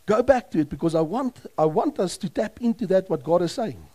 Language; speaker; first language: English; non-native, local second language; Afrikaans